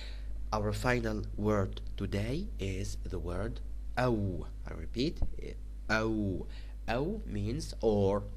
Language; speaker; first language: English; non-native, fluent; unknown